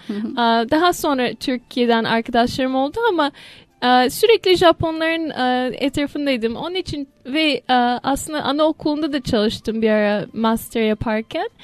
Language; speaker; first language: Turkish; early bilingual, heritage; Turkish